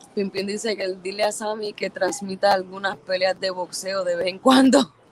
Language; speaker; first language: Spanish; early bilingual, heritage; Spanish